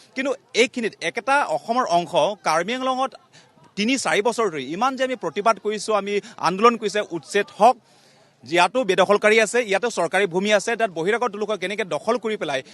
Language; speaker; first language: Assamese; non-native, local second language; Karbi